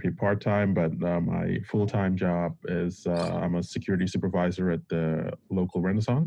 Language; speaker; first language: English; non-native, fluent; Papiamento